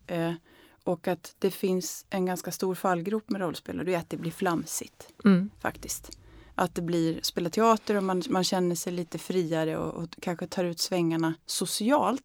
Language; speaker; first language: Swedish; native; Swedish